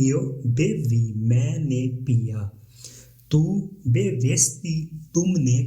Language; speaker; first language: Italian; non-native, learner; Urdu